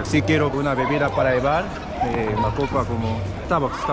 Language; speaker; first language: Spanish; non-native, learner; Korean